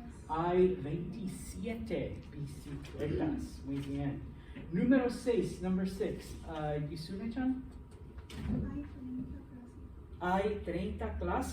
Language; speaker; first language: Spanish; non-native, fluent; English